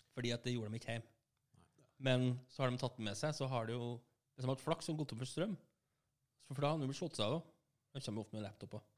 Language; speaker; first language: Norwegian; native; Norwegian